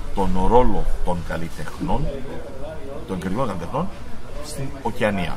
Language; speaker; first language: Greek; early bilingual, heritage; Greek